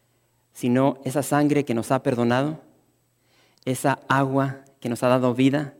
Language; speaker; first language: Spanish; native; Spanish